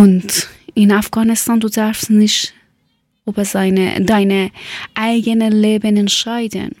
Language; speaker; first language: German; non-native, learner; Persian